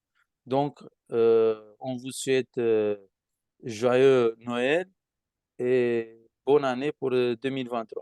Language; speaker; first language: French; non-native, fluent; Romanian